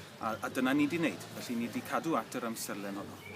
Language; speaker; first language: Welsh; native; Welsh